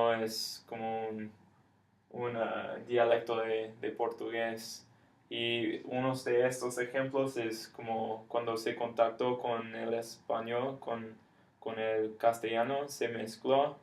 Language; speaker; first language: Spanish; non-native, fluent; English